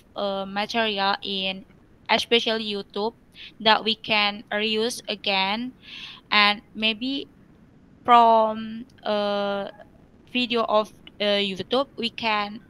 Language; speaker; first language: English; non-native, learner; Indonesian